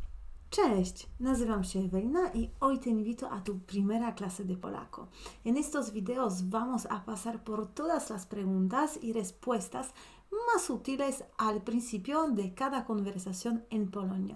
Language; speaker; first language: Spanish; non-native, fluent; Polish